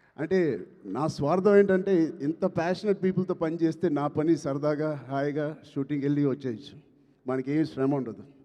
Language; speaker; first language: Telugu; native; Telugu